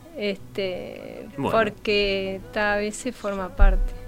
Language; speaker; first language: Spanish; native; Spanish